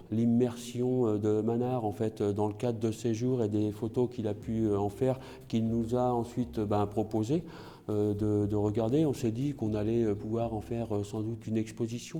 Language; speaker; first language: French; native; French